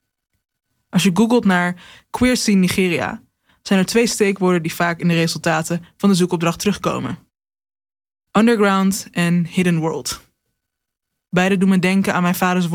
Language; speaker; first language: Dutch; native; Dutch